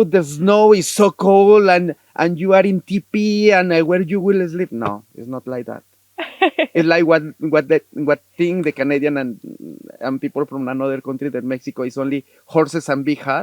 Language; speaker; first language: English; non-native, learner; Spanish